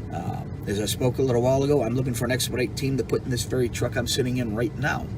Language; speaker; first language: English; native; English